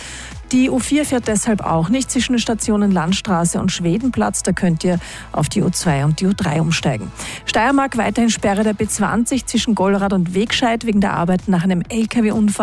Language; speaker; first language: German; native; German